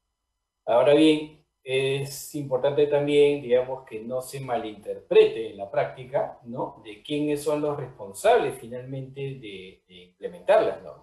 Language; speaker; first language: Spanish; native; Spanish